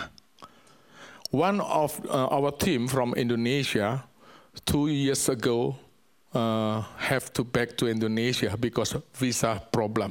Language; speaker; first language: English; non-native, learner; Indonesian